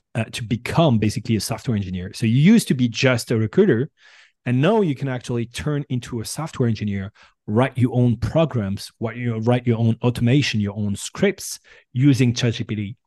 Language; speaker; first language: English; non-native, fluent; French